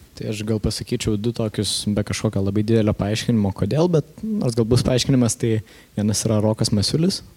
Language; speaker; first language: Lithuanian; native; Lithuanian